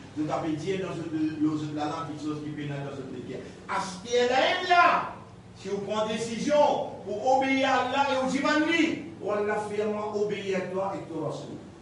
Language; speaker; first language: French; non-native, local second language; Morisyen